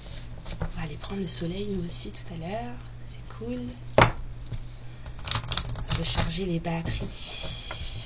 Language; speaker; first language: French; native; French